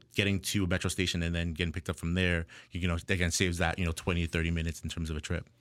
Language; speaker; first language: English; native; English